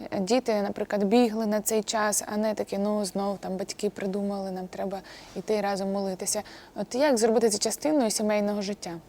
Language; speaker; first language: Ukrainian; native; Ukrainian